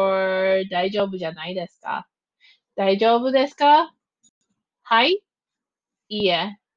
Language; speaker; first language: Japanese; non-native, fluent; English